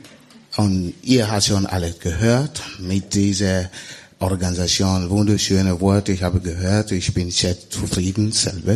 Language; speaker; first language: German; non-native, learner; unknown